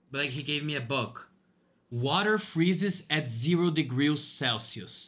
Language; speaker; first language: English; non-native, fluent; Portuguese